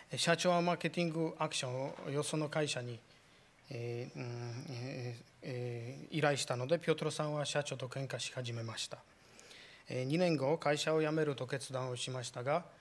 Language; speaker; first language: Japanese; non-native, fluent; Polish